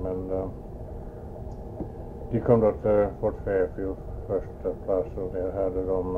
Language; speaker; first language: Swedish; early bilingual, heritage; Swedish